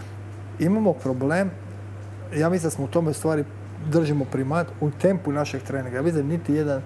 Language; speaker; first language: Croatian; native; Croatian